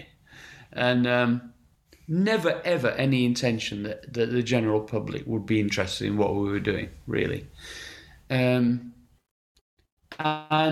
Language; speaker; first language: English; native; English